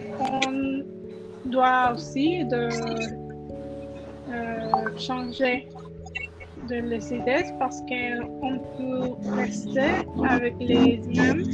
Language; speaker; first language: French; non-native, learner; Spanish